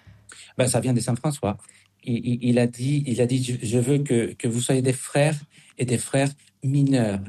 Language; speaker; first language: French; non-native, fluent; Spanish